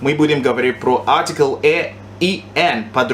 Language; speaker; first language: Russian; non-native, learner; English